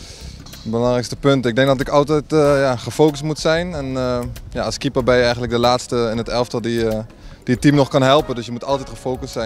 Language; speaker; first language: Dutch; native; Dutch